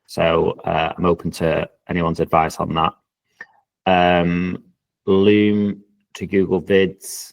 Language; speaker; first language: English; native; English